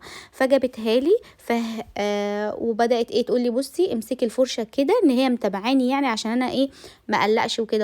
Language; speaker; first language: Arabic; native; Arabic